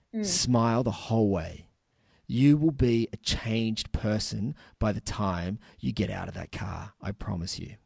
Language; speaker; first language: English; native; English